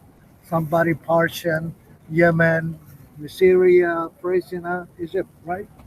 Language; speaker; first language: English; non-native, learner; Japanese